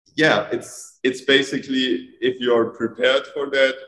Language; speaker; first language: English; non-native, fluent; German